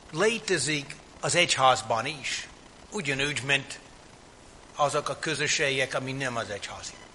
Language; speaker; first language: Hungarian; non-native, fluent; English